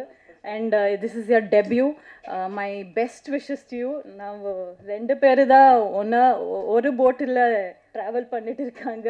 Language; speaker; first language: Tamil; non-native, learner; Kannada